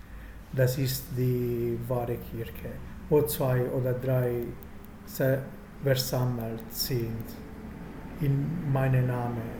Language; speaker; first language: German; non-native, fluent; Italian